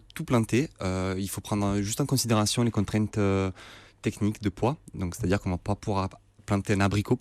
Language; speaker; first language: French; native; French